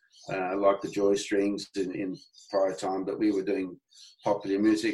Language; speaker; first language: English; native; English